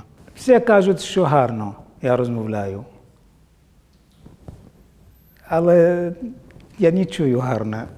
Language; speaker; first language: Ukrainian; non-native, learner; Arabic